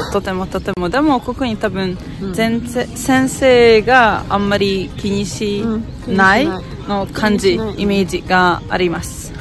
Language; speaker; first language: Japanese; non-native, learner; Hungarian